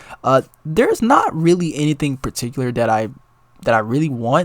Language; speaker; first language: English; native; English